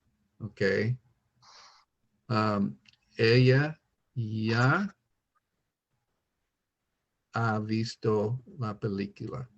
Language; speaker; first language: Spanish; non-native, learner; English